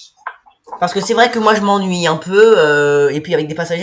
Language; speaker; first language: French; native; French